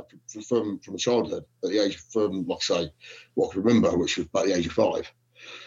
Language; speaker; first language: English; native; English